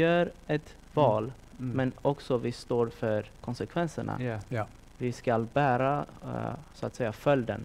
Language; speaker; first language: Swedish; non-native, fluent; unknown